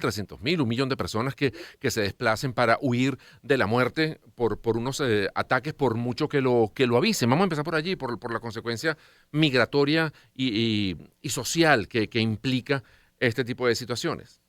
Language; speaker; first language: Spanish; native; Spanish